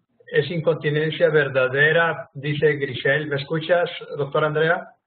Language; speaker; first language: Spanish; native; Spanish